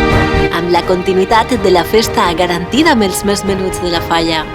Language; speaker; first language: Catalan; native; Catalan